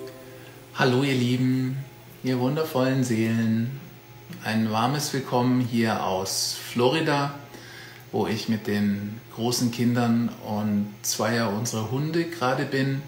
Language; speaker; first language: German; native; German